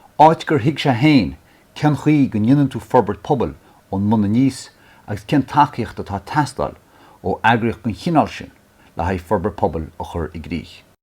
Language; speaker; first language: Irish; native; Irish